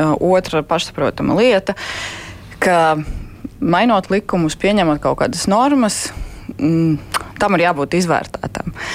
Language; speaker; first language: Latvian; non-native, local second language; Russian